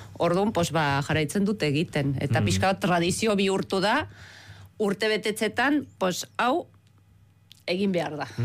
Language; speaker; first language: Basque; non-native, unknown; Swiss German